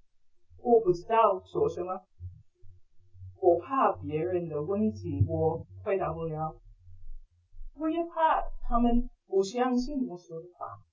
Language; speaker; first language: Chinese; non-native, fluent; English